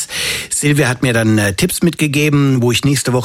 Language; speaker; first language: German; native; German